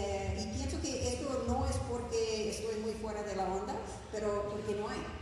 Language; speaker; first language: Spanish; non-native, fluent; English